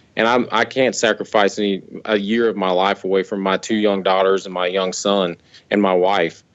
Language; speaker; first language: English; native; English